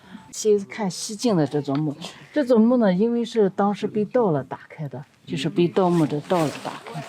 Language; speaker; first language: Chinese; native; Chinese